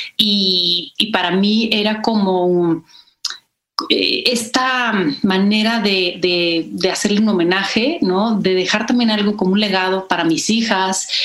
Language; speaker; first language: Spanish; early bilingual, other home language; Polish